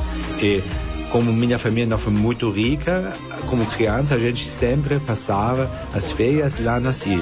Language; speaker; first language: Portuguese; non-native, fluent; German